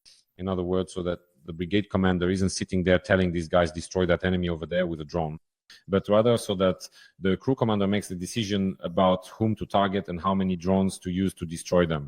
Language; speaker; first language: English; non-native, fluent; Ukrainian